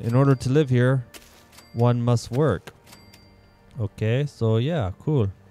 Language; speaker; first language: English; native; English